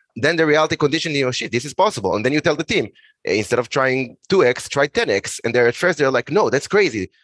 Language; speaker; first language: English; non-native, fluent; Hebrew